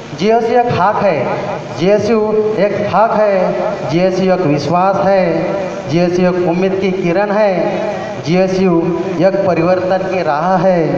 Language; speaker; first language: Hindi; non-native, local second language; Marathi